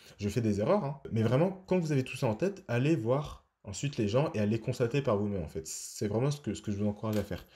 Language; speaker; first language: French; native; French